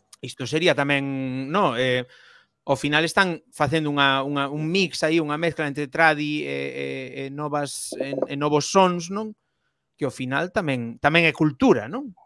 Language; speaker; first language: Galician; native; Galician